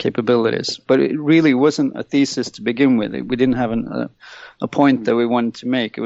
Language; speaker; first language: English; non-native, fluent; Swedish